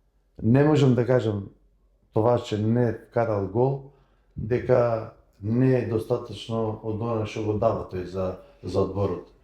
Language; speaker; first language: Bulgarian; non-native, learner; Macedonian